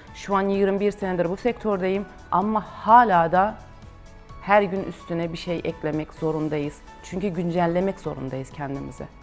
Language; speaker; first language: Turkish; non-native, fluent; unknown